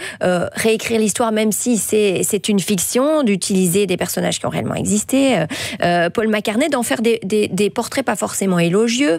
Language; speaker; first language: French; native; French